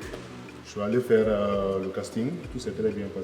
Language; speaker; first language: French; non-native, local second language; Bambara